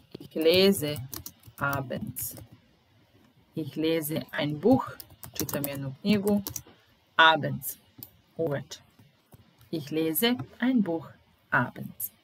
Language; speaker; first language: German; non-native, fluent; Serbian